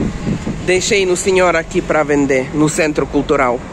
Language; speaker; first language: Portuguese; non-native, fluent; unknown